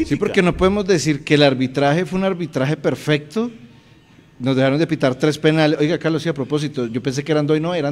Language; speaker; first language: Spanish; native; Spanish